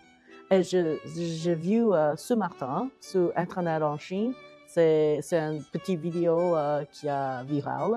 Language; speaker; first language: French; non-native, learner; Chinese